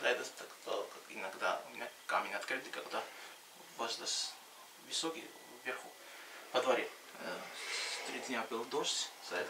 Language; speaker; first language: Russian; non-native, learner; Georgian